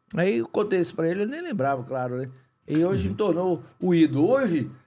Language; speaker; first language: Portuguese; native; Portuguese